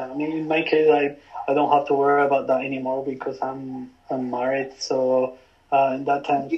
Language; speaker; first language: English; non-native, fluent; Spanish